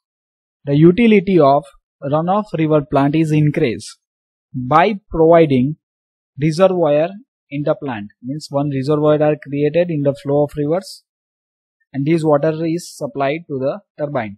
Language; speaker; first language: English; non-native, local second language; Gujarati